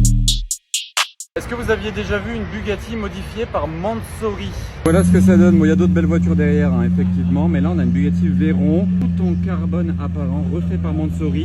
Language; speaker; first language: French; native; French